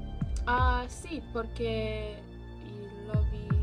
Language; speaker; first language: Spanish; non-native, learner; English